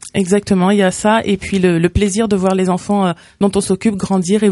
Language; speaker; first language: French; native; French